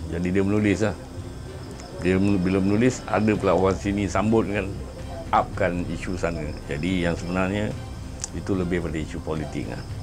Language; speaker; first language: Malay; native; Malay